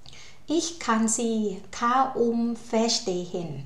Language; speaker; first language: German; non-native, learner; Thai